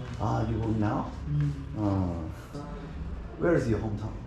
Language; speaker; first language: English; non-native, learner; Korean